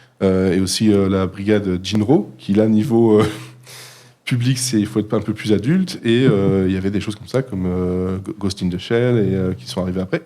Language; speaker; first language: French; native; French